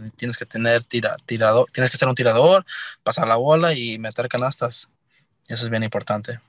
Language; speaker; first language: Spanish; early bilingual, heritage; Spanish